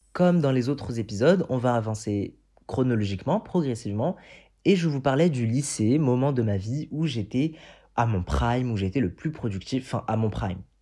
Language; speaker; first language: French; non-native, local second language; Arabic